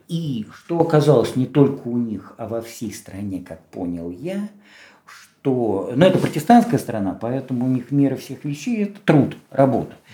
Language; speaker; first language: Russian; native; Russian